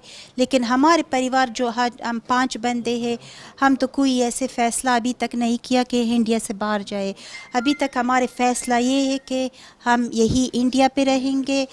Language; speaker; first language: Hindi; non-native, fluent; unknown